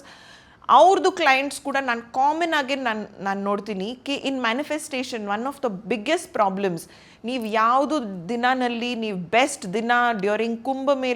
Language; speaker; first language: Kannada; non-native, local second language; Hindi